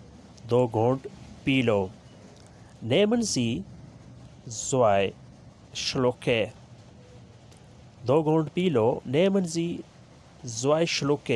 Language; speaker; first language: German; non-native, fluent; Urdu